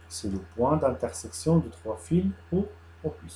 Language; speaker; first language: French; non-native, local second language; Arabic